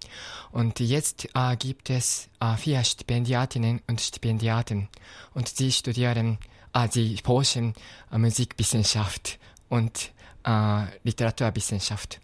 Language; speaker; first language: German; non-native, fluent; Japanese